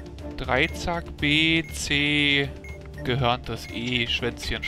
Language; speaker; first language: German; native; German